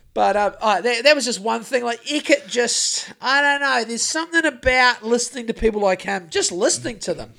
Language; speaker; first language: English; native; English